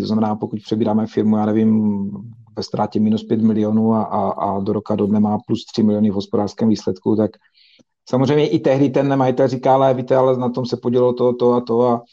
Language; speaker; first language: Czech; native; Czech